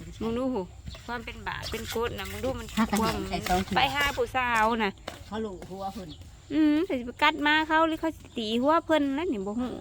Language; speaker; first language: Thai; non-native, local second language; Northeastern Thai